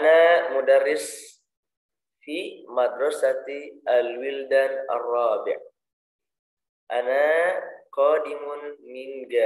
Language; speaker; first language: Arabic; non-native, fluent; Indonesian